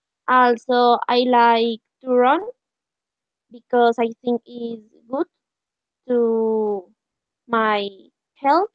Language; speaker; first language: English; non-native, learner; Spanish